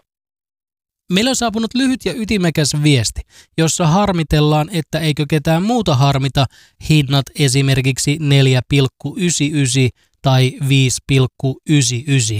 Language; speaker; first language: Finnish; native; Finnish